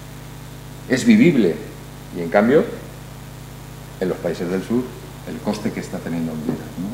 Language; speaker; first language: Spanish; native; Spanish